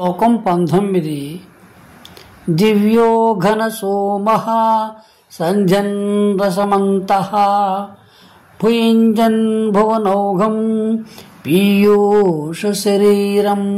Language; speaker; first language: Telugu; native; Telugu